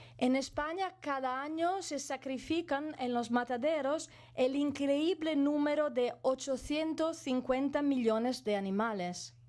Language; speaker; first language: Spanish; non-native, fluent; Italian